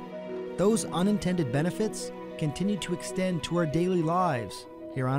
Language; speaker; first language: English; native; English